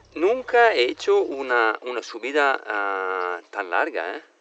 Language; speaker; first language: Spanish; non-native, learner; Italian